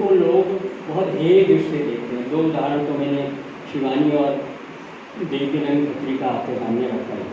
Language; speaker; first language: Hindi; native; Hindi